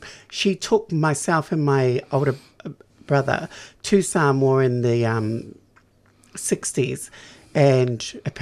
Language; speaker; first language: English; native; English